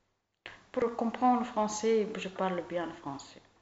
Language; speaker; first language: French; non-native, learner; Arabic